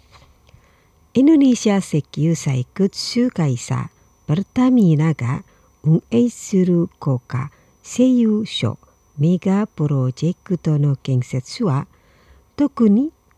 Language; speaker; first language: Japanese; non-native, fluent; Indonesian